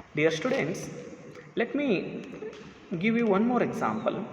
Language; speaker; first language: English; non-native, local second language; Kannada